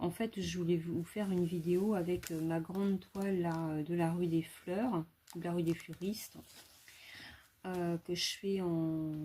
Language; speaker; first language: French; native; French